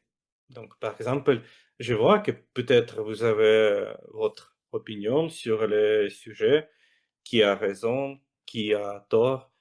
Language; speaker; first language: French; non-native, fluent; Russian